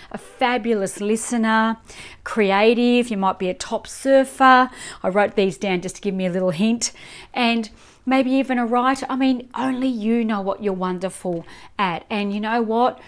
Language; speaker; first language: English; native; English